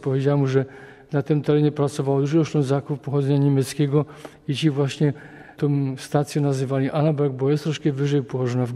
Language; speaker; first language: Polish; native; Polish